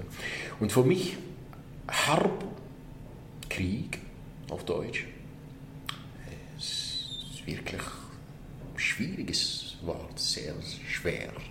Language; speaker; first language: German; non-native, fluent; Arabic